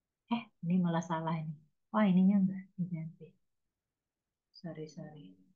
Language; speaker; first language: Indonesian; native; Indonesian